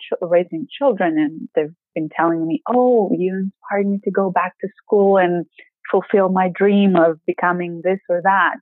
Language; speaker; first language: English; non-native, fluent; Greek